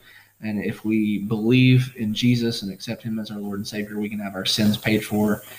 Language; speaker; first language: English; native; English